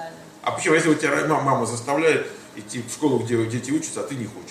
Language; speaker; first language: Russian; native; Russian